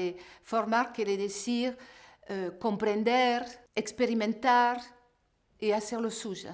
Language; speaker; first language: Spanish; non-native, fluent; French